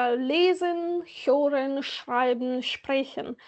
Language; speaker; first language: German; non-native, fluent; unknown